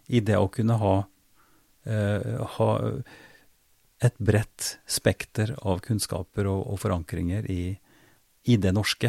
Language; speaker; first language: Norwegian; native; Norwegian